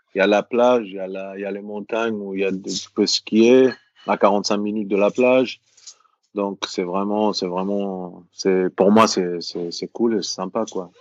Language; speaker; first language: French; non-native, fluent; Greek